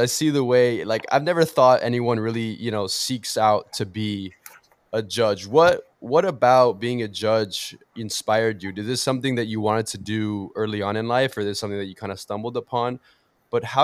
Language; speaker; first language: English; early bilingual, other home language; Portuguese